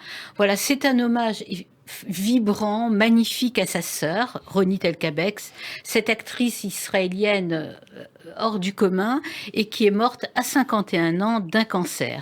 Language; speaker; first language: French; native; French